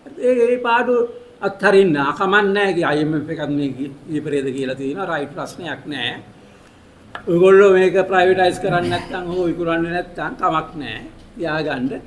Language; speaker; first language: Sinhala; native; Sinhala